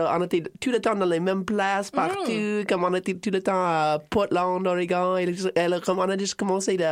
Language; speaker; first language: French; non-native, fluent; English